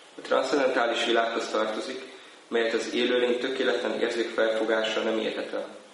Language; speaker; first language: Hungarian; native; Hungarian